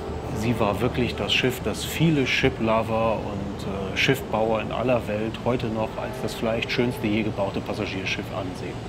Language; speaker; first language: German; native; German